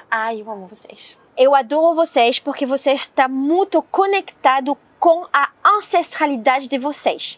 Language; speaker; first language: Portuguese; non-native, learner; French